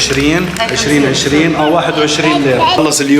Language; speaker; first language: Arabic; native; Arabic